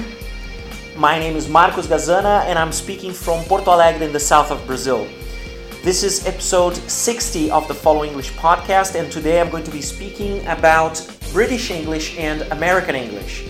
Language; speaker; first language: English; non-native, fluent; Portuguese